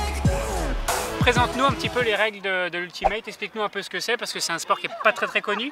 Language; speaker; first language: French; native; French